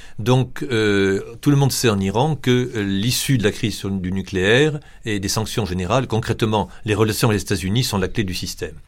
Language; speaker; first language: French; native; French